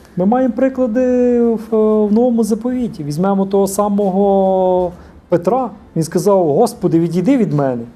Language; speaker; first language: Ukrainian; native; Ukrainian